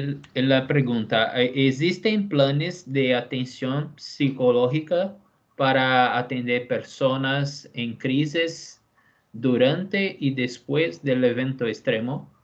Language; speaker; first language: Spanish; non-native, fluent; Portuguese